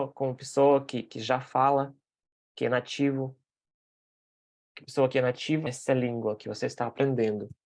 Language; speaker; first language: Portuguese; non-native, fluent; Russian